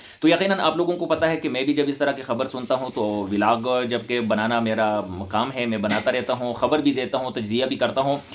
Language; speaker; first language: Urdu; non-native, local second language; Pashto